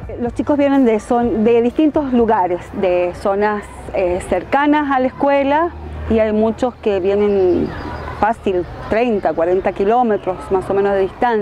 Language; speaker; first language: Spanish; native; Spanish